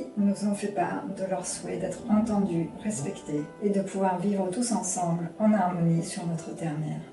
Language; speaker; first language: French; native; French